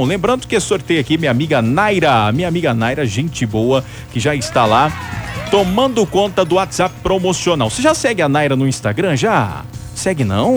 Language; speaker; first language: Portuguese; native; Portuguese